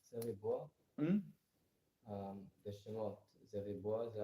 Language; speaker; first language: Hebrew; non-native, learner; English